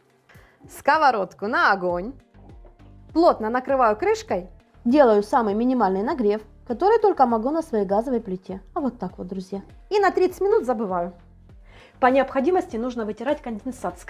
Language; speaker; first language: Russian; native; Russian